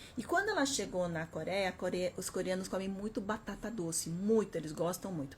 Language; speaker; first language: Portuguese; early bilingual, other home language; Korean